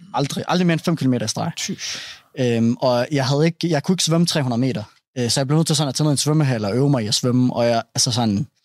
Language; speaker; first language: Danish; early bilingual, other home language; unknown